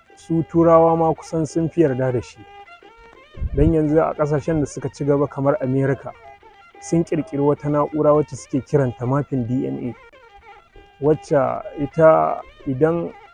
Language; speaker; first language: Hausa; native; Hausa